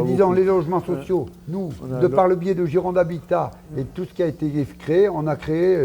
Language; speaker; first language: French; native; French